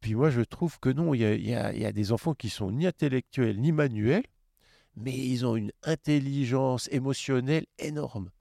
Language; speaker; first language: French; native; French